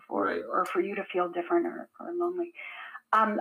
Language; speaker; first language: English; native; English